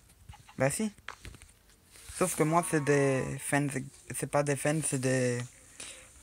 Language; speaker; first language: French; native; French